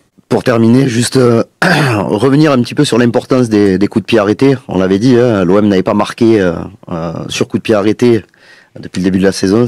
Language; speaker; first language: French; native; French